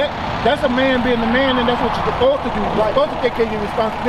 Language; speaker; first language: English; native; English